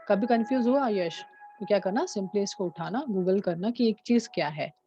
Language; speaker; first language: Hindi; non-native, local second language; Marathi